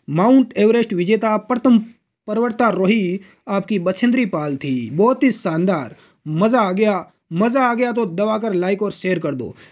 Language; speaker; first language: Hindi; native; Hindi